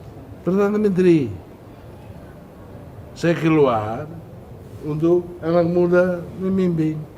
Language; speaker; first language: Indonesian; non-native, fluent; Tetum